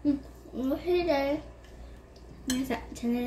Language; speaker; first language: Japanese; non-native, fluent; Cebuano